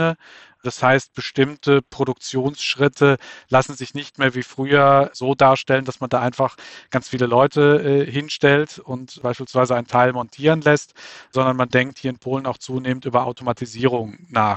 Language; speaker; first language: German; native; German